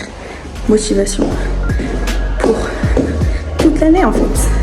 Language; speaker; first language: French; native; French